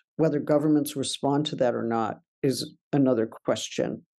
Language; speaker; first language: English; native; English